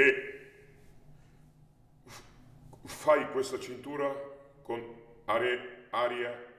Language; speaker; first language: Italian; non-native, learner; Georgian